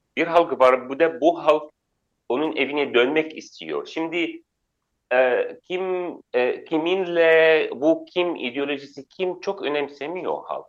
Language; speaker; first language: Turkish; non-native, fluent; Arabic